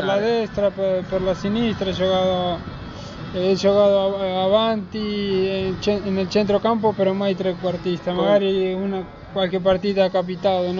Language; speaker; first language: Italian; non-native, fluent; Spanish